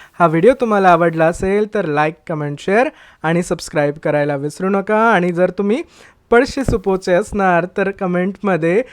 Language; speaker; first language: Marathi; native; Marathi